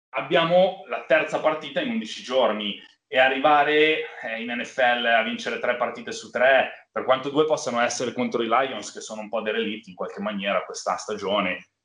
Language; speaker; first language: Italian; native; Italian